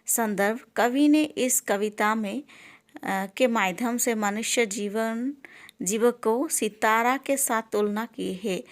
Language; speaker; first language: Hindi; non-native, local second language; Assamese